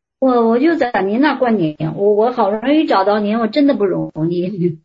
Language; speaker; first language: Chinese; native; Chinese